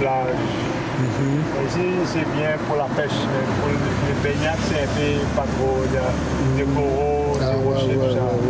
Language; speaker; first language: French; non-native, local second language; Morisyen